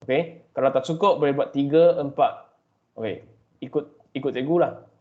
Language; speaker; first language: Malay; non-native, local second language; Chinese